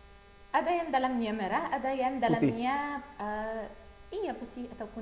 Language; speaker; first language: Indonesian; non-native, learner; Arabic